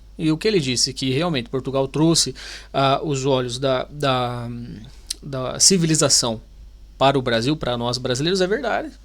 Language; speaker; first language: Portuguese; native; Portuguese